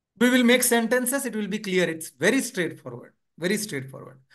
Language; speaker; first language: English; non-native, local second language; Hindi